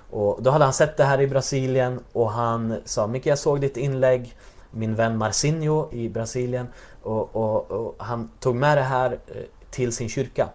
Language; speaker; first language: Swedish; native; Swedish